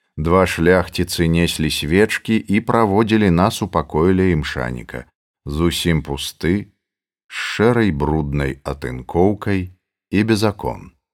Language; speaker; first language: Belarusian; native; Belarusian